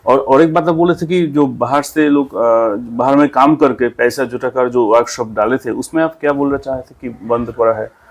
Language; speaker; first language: Hindi; non-native, local second language; Bangla